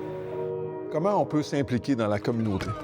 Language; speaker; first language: French; native; French